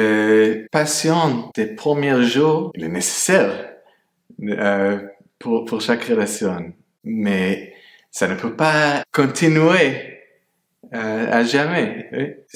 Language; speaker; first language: French; non-native, fluent; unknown